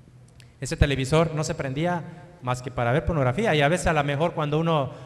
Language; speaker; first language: Spanish; native; Spanish